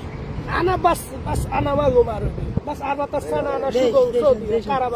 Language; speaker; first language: Arabic; non-native, learner; Bangla